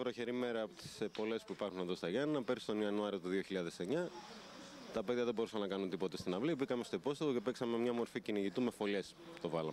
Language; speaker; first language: Greek; native; Greek